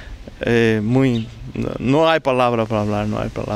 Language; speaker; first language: Spanish; non-native, learner; Portuguese